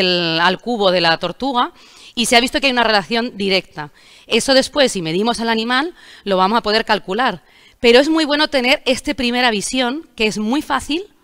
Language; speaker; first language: Spanish; native; Spanish